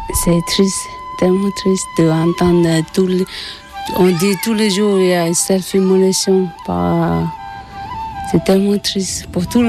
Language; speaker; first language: French; non-native, learner; Tibetan